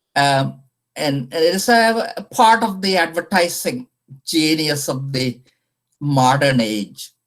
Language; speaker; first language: English; non-native, local second language; Malayalam